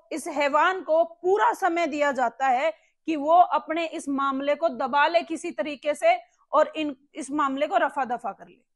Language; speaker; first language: Hindi; native; Hindi